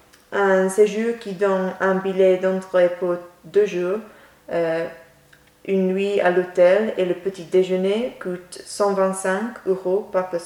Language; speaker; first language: French; non-native, learner; English